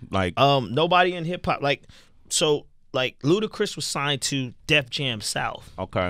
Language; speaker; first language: English; native; English